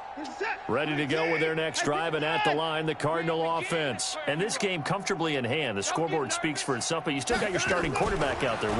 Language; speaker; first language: English; native; English